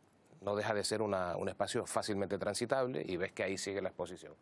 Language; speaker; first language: Spanish; native; Spanish